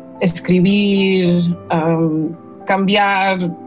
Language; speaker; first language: Spanish; early bilingual, heritage; English